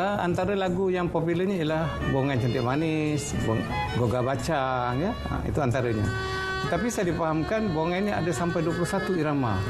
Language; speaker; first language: Malay; native; Malay